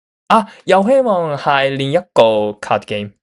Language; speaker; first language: Cantonese; non-native, learner; Japanese